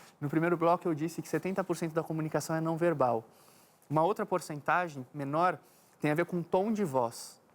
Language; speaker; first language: Portuguese; native; Portuguese